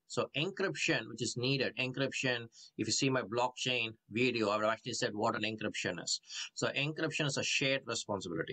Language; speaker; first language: English; non-native, local second language; Tamil